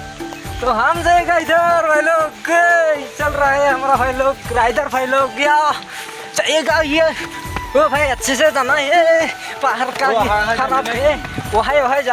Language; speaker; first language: Hindi; non-native, local second language; Assamese